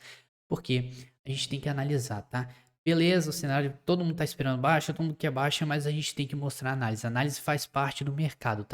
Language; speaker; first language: Portuguese; native; Portuguese